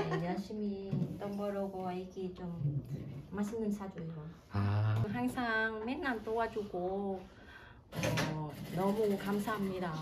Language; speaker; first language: Korean; non-native, learner; Vietnamese